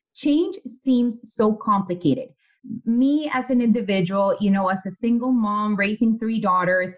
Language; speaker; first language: English; non-native, fluent; Spanish